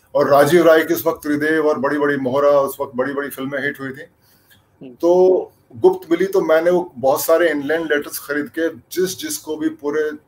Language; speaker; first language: Hindi; native; Hindi